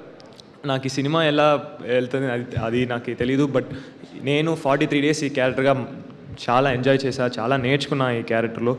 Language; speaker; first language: Telugu; non-native, learner; Tamil